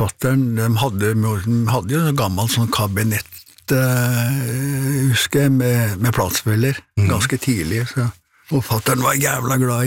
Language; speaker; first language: Norwegian; native; Norwegian